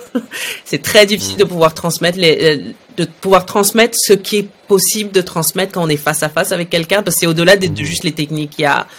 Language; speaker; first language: French; early bilingual, other home language; Arabic